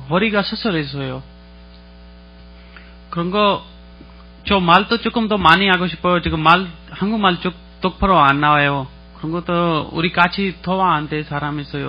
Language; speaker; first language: Korean; non-native, learner; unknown